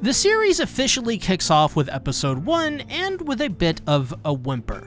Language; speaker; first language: English; native; English